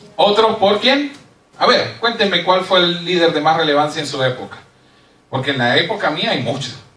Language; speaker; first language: Spanish; native; Spanish